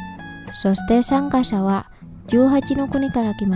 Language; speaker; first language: Japanese; non-native, fluent; Indonesian